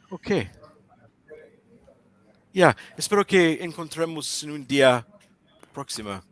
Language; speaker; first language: Spanish; non-native, learner; English